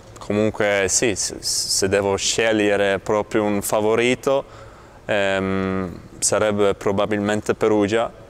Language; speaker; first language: Italian; non-native, fluent; Polish